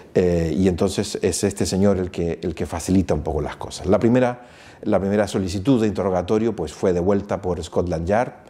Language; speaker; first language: Spanish; native; Spanish